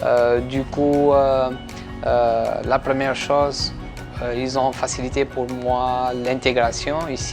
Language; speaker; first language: French; non-native, local second language; Arabic